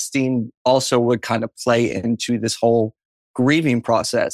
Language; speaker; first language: English; native; English